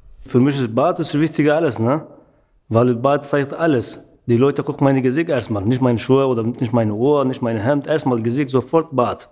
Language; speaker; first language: German; non-native, learner; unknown